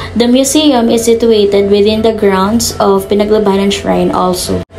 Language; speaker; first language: English; non-native, local second language; Filipino